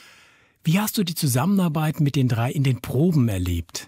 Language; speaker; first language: German; native; German